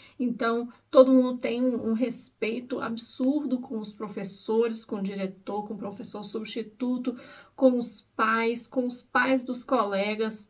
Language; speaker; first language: Portuguese; early bilingual, heritage; Portuguese